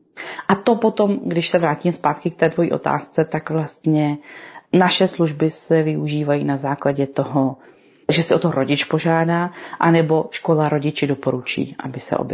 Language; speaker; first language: Czech; native; Czech